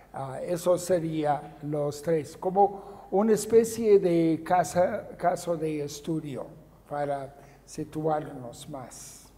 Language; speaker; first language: Spanish; non-native, fluent; English